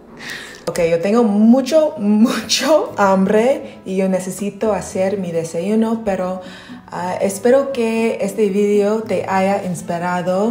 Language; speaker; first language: Spanish; non-native, learner; English